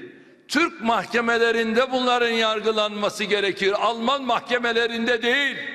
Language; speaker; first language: Turkish; native; Turkish